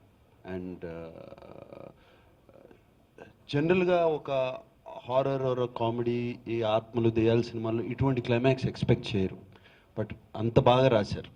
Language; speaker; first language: Telugu; native; Telugu